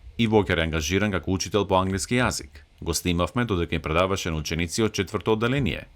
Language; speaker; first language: Macedonian; native; Macedonian